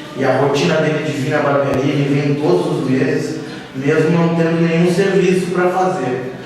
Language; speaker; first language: Portuguese; native; Portuguese